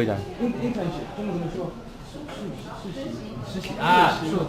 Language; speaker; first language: Chinese; non-native, learner; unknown